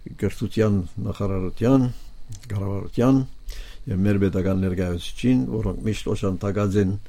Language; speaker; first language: Armenian; native; Armenian